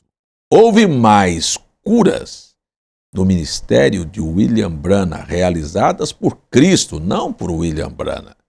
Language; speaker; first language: Portuguese; native; Portuguese